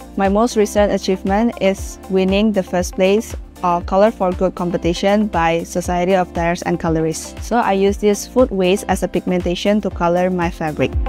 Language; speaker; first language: English; non-native, fluent; Indonesian